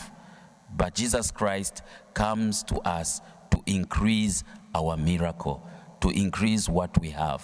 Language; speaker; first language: English; non-native, local second language; Bemba